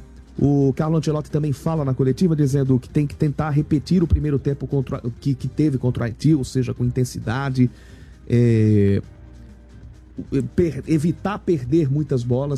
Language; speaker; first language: Portuguese; native; Portuguese